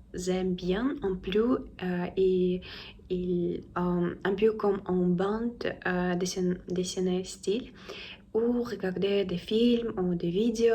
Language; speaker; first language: French; non-native, learner; Russian